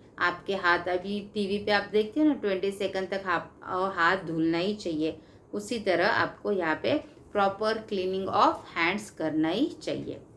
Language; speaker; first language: Hindi; non-native, local second language; Marathi